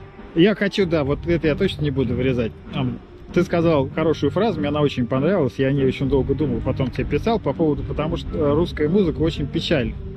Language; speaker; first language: Russian; native; Russian